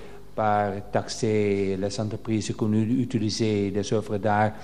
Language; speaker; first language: French; non-native, fluent; Dutch